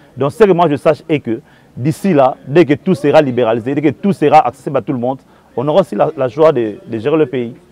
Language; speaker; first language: French; non-native, local second language; Lingala